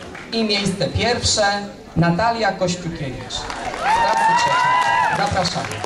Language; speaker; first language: Polish; native; Polish